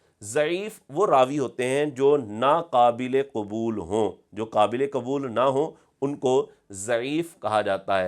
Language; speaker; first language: Urdu; native; Urdu